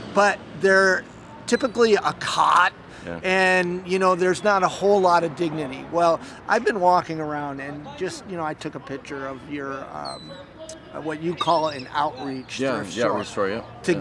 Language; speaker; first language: English; native; English